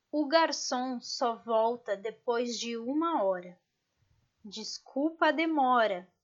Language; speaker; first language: Portuguese; native; Portuguese